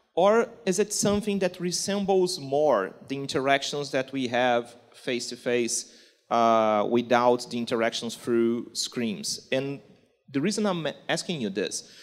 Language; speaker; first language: English; non-native, fluent; Portuguese